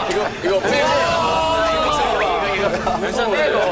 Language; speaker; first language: Korean; non-native, fluent; Chinese